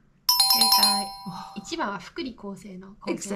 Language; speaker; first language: Japanese; native; Japanese